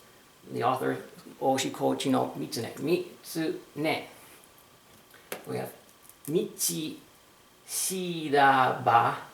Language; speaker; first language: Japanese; non-native, learner; English